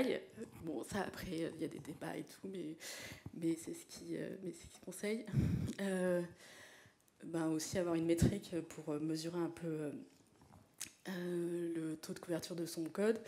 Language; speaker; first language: French; native; French